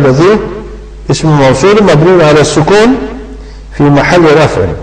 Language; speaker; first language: Arabic; non-native, fluent; Tajik